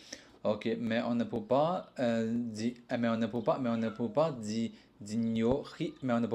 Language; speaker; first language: French; non-native, learner; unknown